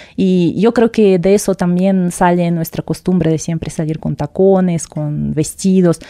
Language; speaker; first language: Spanish; non-native, fluent; Russian